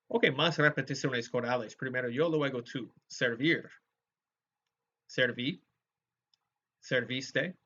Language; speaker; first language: Spanish; non-native, fluent; English